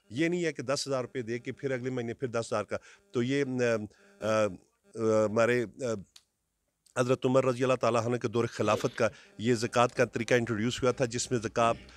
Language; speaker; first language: Urdu; non-native, local second language; Northern Hindko